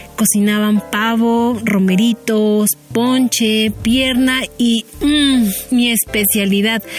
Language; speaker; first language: Spanish; native; Spanish